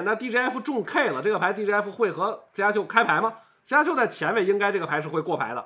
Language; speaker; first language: Chinese; native; Chinese